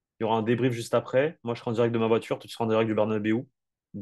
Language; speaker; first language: French; native; French